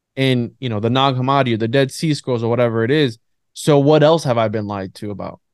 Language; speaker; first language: English; native; English